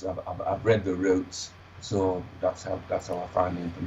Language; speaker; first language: English; native; English